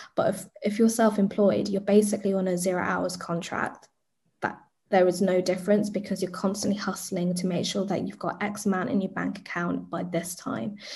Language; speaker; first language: English; native; English